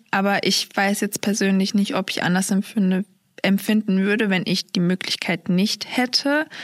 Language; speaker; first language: German; early bilingual, other home language; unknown